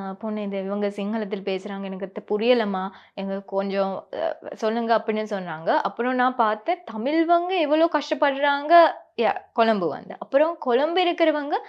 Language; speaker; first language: Tamil; non-native, local second language; Sinhala